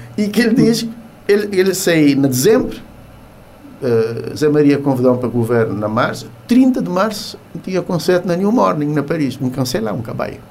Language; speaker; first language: Portuguese; non-native, local second language; Kabuverdianu